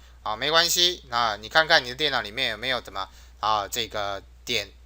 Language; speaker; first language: Chinese; native; Chinese